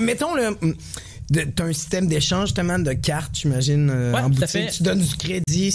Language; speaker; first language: French; native; French